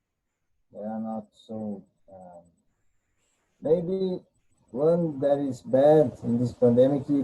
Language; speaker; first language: English; non-native, learner; Portuguese